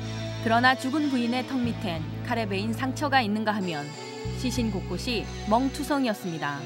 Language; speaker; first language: Korean; native; Korean